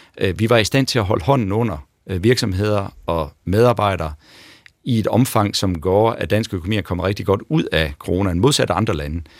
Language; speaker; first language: Danish; native; Danish